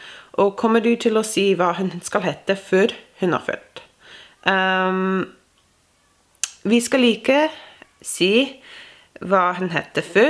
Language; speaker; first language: Norwegian; non-native, fluent; English